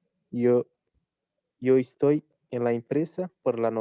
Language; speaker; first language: Spanish; non-native, learner; Portuguese